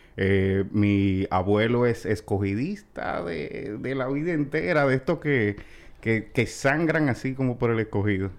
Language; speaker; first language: Spanish; native; Spanish